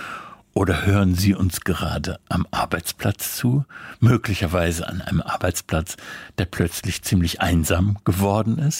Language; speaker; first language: German; native; German